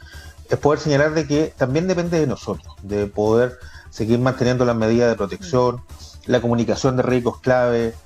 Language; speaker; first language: Spanish; native; Spanish